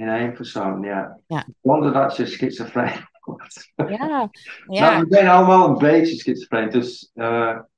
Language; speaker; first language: Dutch; non-native, fluent; English